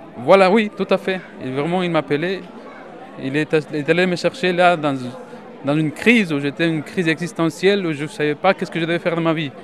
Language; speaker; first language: French; non-native, fluent; Spanish